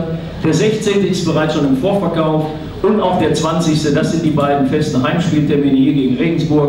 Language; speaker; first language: German; native; German